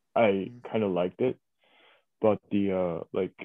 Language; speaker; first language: English; early bilingual, other home language; Korean